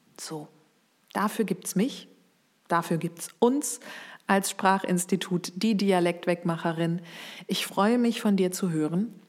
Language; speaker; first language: German; native; German